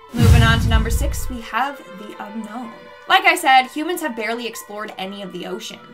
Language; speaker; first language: English; native; English